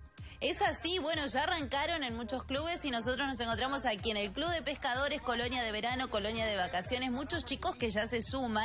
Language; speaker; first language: Spanish; native; Spanish